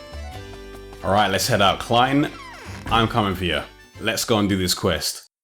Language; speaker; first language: English; native; English